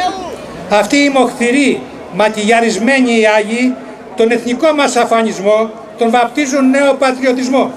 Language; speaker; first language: Greek; native; Greek